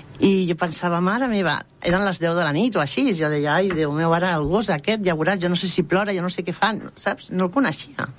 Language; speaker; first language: Catalan; non-native, local second language; Spanish